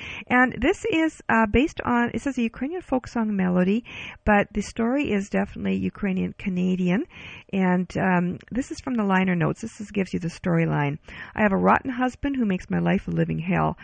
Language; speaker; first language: English; early bilingual, other home language; Ukrainian